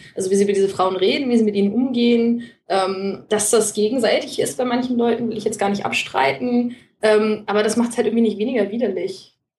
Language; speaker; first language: German; native; German